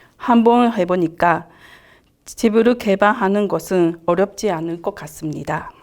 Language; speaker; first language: Korean; non-native, fluent; Japanese